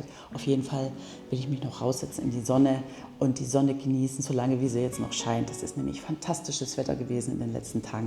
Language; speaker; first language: German; native; German